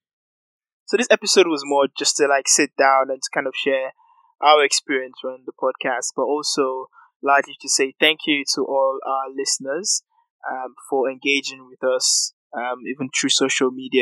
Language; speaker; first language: English; non-native, local second language; Yoruba